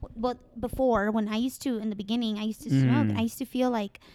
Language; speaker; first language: English; non-native, fluent; Spanish